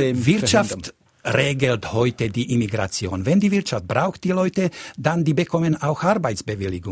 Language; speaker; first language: German; non-native, fluent; Slovak